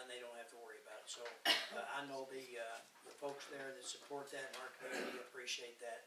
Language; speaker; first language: English; native; English